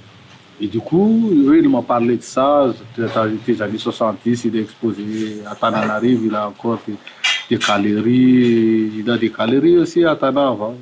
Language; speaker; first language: French; non-native, local second language; Malagasy